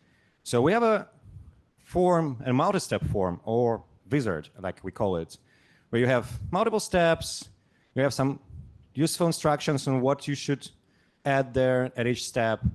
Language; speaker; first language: English; non-native, fluent; Russian